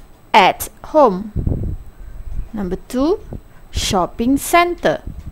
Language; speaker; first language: English; non-native, local second language; Malay